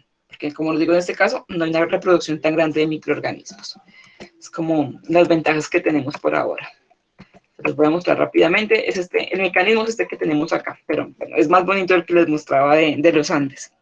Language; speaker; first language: Spanish; native; Spanish